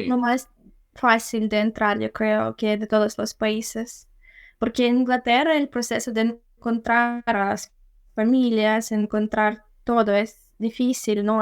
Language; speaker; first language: Spanish; non-native, fluent; Ukrainian